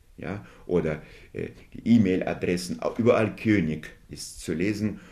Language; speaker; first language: German; non-native, fluent; Russian